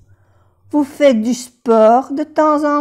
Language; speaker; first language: French; non-native, fluent; Spanish